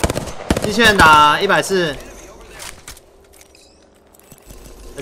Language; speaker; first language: Chinese; native; Chinese